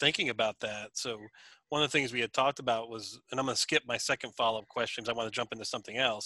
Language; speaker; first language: English; native; English